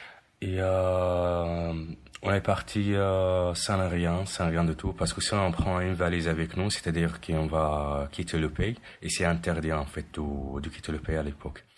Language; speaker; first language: French; non-native, fluent; Arabic